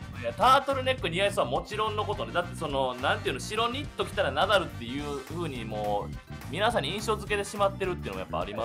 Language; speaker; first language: Japanese; native; Japanese